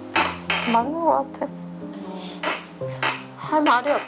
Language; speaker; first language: Korean; native; Korean